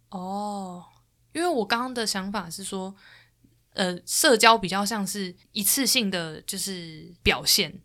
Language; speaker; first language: Chinese; native; Chinese